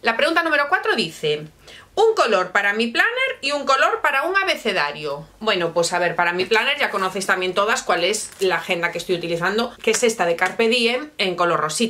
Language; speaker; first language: Spanish; native; Spanish